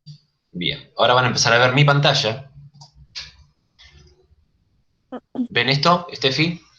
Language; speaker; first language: Spanish; native; Spanish